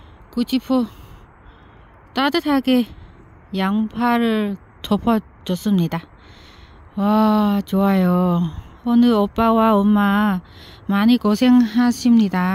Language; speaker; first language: Korean; non-native, learner; Vietnamese